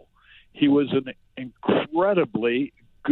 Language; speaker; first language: English; native; English